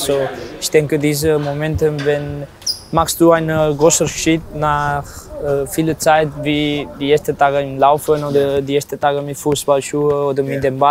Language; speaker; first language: German; non-native, learner; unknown